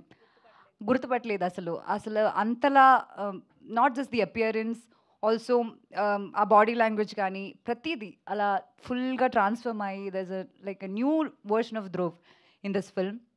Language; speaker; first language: Telugu; non-native, local second language; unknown